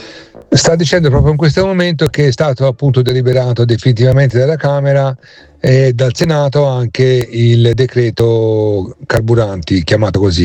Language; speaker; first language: Italian; native; Italian